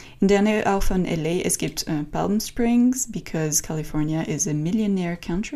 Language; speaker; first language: German; non-native, learner; French